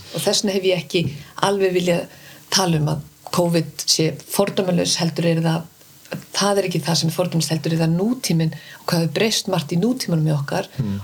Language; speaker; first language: Icelandic; early bilingual, heritage; Icelandic